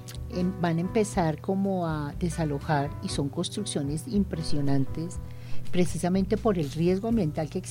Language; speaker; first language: Spanish; native; Spanish